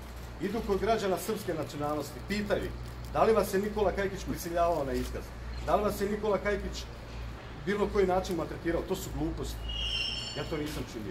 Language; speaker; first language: Croatian; native; Croatian